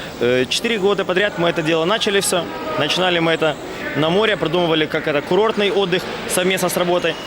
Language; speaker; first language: Russian; native; Russian